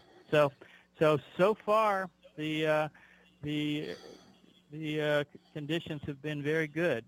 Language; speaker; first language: English; native; English